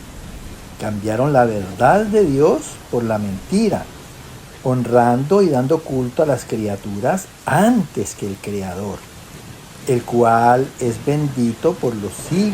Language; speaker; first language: Spanish; native; Spanish